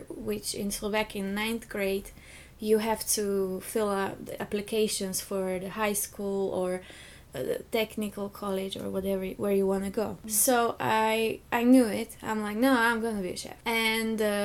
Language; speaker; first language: English; non-native, fluent; Slovak